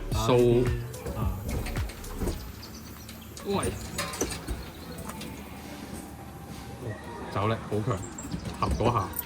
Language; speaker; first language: Chinese; native; Chinese